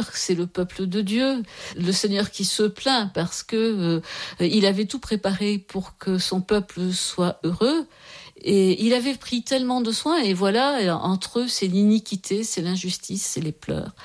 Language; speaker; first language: French; native; French